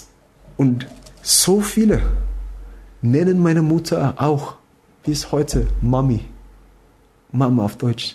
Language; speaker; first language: German; non-native, fluent; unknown